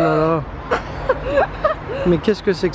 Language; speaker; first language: French; native; French